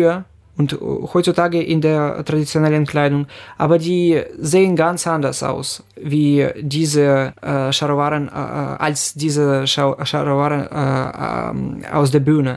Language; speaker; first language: German; non-native, fluent; Ukrainian